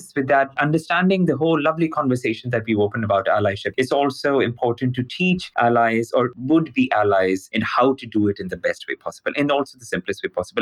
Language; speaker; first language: English; non-native, local second language; Urdu